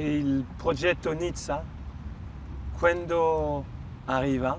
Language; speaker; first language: Italian; non-native, fluent; French